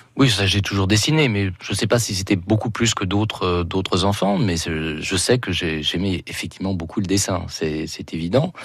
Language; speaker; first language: French; native; French